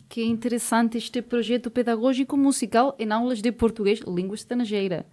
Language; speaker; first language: Portuguese; native; Portuguese